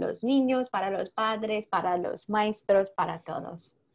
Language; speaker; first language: Spanish; non-native, learner; English